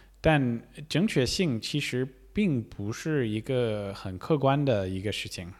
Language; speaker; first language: Chinese; non-native, fluent; English